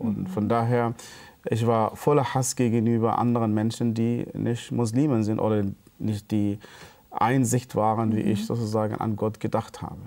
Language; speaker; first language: German; non-native, fluent; Arabic